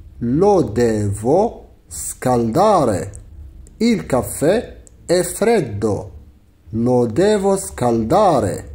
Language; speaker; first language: Italian; non-native, fluent; Arabic